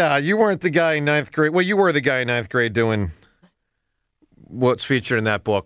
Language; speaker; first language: English; native; English